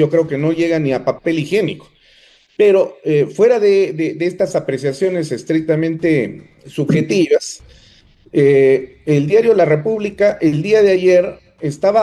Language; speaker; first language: Spanish; native; Spanish